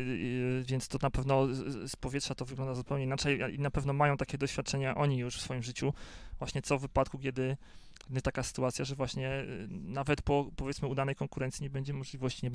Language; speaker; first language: Polish; native; Polish